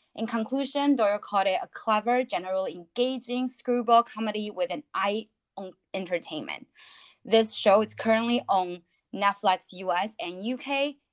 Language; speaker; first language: English; non-native, fluent; Chinese